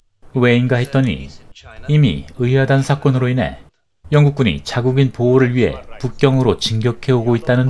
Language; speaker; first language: Korean; native; Korean